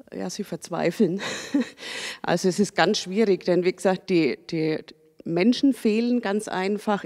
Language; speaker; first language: German; native; German